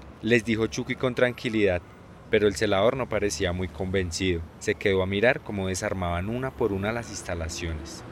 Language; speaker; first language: Spanish; native; Spanish